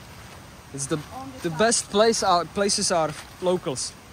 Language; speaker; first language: English; non-native, fluent; Czech